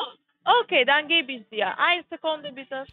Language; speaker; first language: German; non-native, learner; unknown